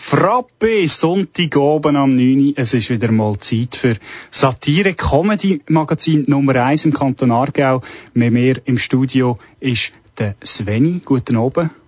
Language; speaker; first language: German; early bilingual, other home language; Serbian